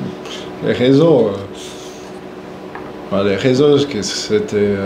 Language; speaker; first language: French; non-native, local second language; German